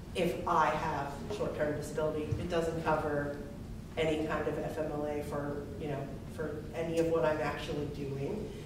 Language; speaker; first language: English; native; English